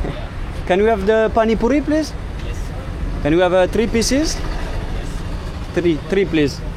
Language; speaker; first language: English; non-native, learner; French